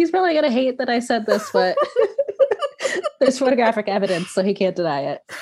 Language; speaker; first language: English; native; English